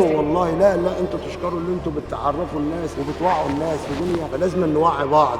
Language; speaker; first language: Arabic; native; Arabic